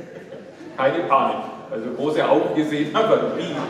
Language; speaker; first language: German; native; German